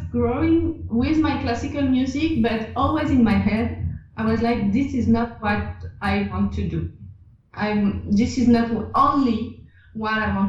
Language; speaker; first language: English; non-native, fluent; French